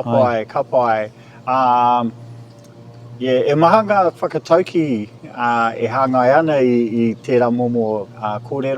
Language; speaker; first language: Māori; non-native, local second language; English